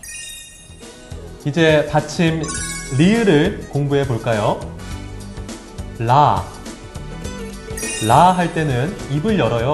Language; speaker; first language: Korean; native; Korean